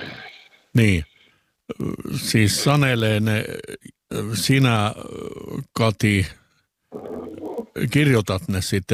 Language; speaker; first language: Finnish; native; Finnish